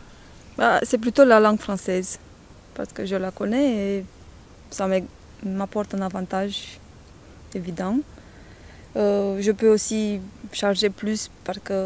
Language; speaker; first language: French; non-native, learner; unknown